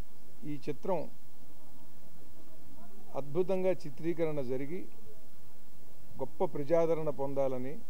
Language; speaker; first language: Telugu; native; Telugu